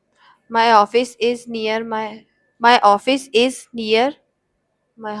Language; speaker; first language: English; non-native, learner; Hindi